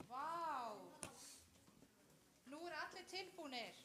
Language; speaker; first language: Icelandic; non-native, learner; Spanish